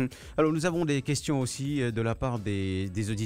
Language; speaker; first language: French; non-native, local second language; Morisyen